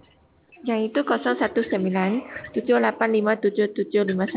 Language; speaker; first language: Malay; native; Malay